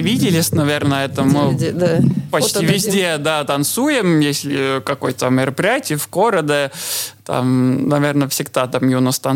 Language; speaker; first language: Russian; non-native, learner; Estonian